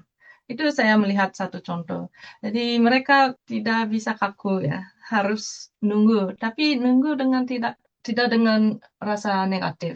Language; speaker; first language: Indonesian; non-native, fluent; Japanese